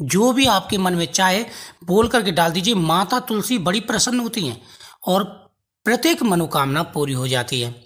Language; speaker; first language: Hindi; native; Hindi